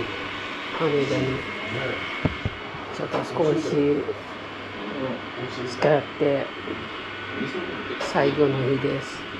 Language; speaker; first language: Japanese; non-native, learner; Filipino